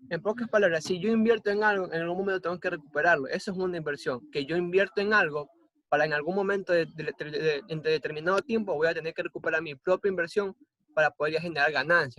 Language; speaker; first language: Spanish; native; Spanish